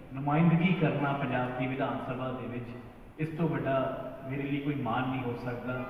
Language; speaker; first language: Hindi; non-native, local second language; Punjabi